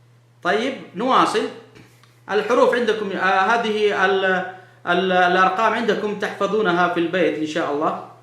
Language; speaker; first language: Arabic; non-native, fluent; Urdu